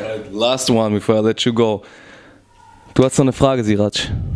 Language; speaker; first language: German; native; German